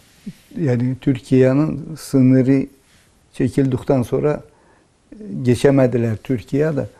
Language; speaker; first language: Turkish; early bilingual, heritage; Turkish